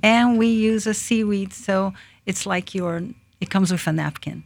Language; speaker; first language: English; early bilingual, other home language; Portuguese